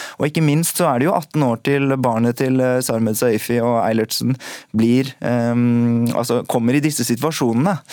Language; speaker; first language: Norwegian; early bilingual, other home language; Urdu